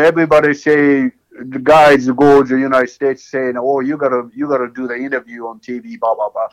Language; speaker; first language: English; non-native, learner; Japanese